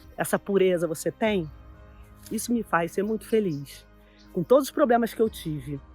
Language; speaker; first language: Portuguese; native; Portuguese